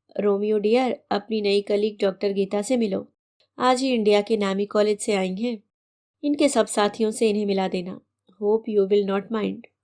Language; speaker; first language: Hindi; native; Hindi